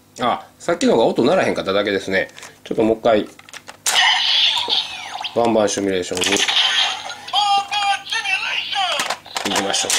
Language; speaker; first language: Japanese; native; Japanese